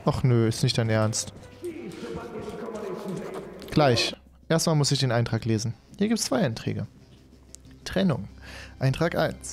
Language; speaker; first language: German; native; German